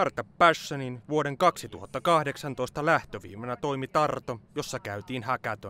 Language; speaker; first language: Finnish; native; Finnish